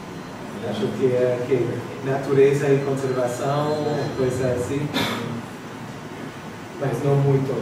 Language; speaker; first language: Portuguese; non-native, fluent; English